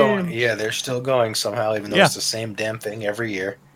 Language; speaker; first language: English; native; English